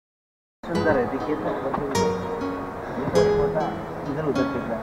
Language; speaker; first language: Hindi; non-native, local second language; Nepali